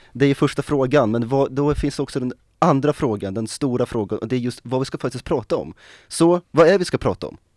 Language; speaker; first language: Swedish; native; Swedish